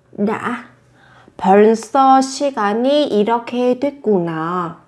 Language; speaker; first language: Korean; non-native, fluent; Vietnamese